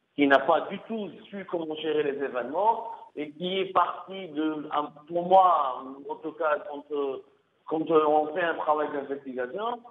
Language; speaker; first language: French; non-native, local second language; Arabic